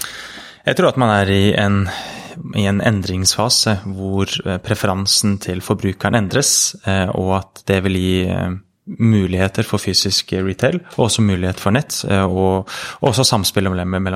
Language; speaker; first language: Norwegian; native; Norwegian